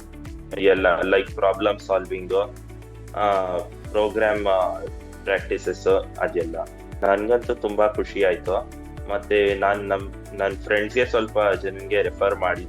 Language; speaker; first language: Kannada; non-native, local second language; Urdu